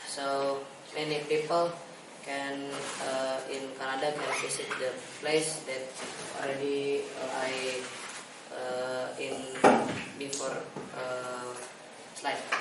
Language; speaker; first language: English; non-native, learner; Indonesian